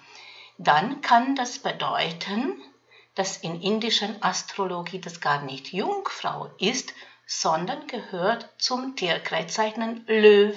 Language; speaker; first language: German; non-native, fluent; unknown